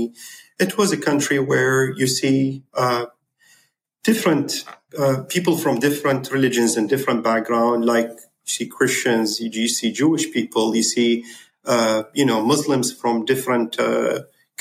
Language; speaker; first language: English; non-native, fluent; Arabic